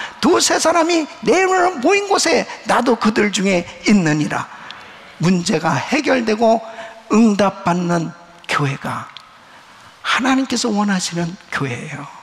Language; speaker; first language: Korean; native; Korean